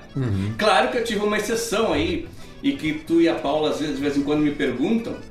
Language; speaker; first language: Portuguese; native; Portuguese